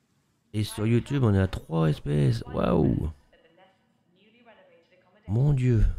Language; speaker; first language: French; native; French